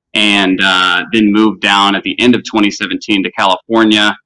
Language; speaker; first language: English; native; English